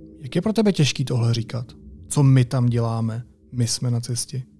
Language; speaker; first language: Czech; native; Czech